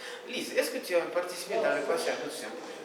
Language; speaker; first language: French; non-native, fluent; Russian